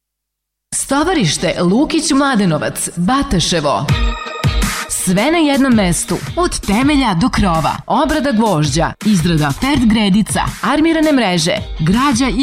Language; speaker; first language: Serbian; native; Serbian